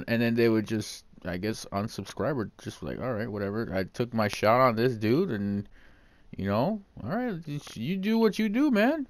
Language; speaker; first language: English; native; English